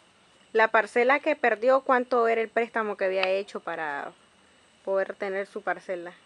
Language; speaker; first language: Spanish; native; Spanish